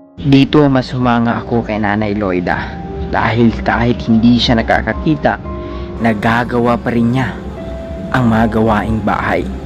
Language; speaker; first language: Filipino; non-native, local second language; Cebuano